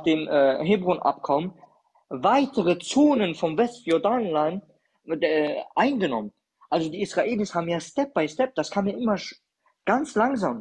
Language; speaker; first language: German; early bilingual, other home language; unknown